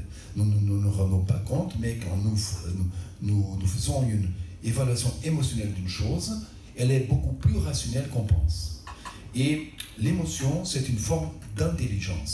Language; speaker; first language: French; non-native, local second language; Portuguese